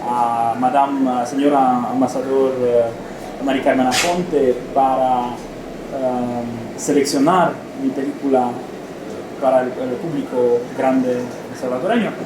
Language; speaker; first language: Spanish; non-native, learner; Romanian